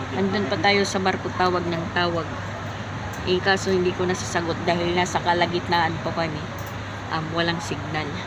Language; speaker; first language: Filipino; non-native, local second language; Cebuano